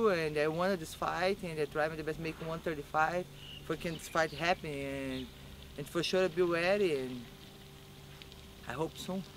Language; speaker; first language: English; non-native, learner; Portuguese